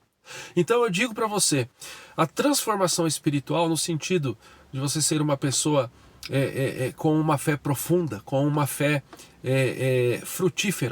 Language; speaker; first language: Portuguese; native; Portuguese